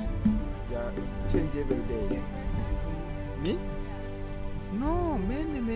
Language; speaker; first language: English; non-native, local second language; Swahili